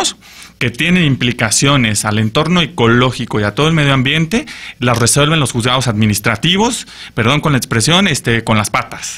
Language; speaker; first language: Spanish; native; Spanish